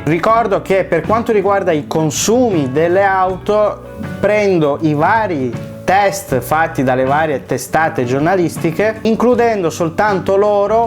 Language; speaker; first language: Italian; native; Italian